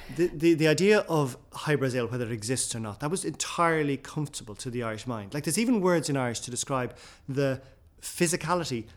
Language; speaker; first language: English; non-native, local second language; Irish